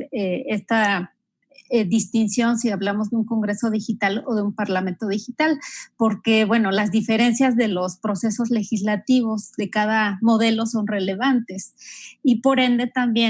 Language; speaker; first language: Spanish; native; Spanish